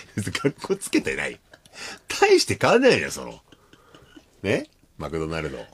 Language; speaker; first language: Japanese; native; Japanese